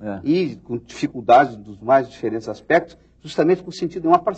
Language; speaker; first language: Portuguese; native; Portuguese